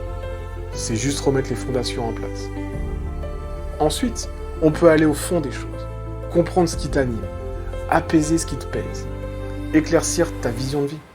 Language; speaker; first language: French; native; French